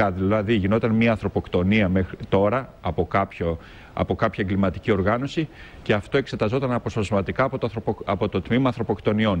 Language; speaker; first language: Greek; native; Greek